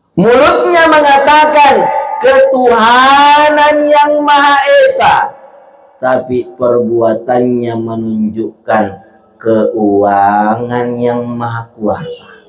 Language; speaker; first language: Indonesian; non-native, local second language; Buginese